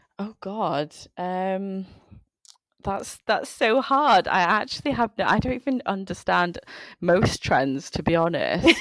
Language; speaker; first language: English; early bilingual, other home language; Bangla